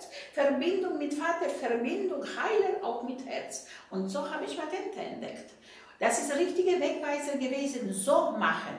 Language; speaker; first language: German; non-native, fluent; Polish